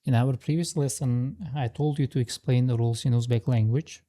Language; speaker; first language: English; non-native, fluent; Uzbek